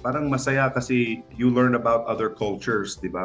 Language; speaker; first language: Filipino; non-native, local second language; English